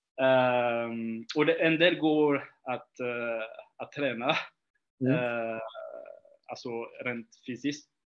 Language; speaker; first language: Swedish; non-native, fluent; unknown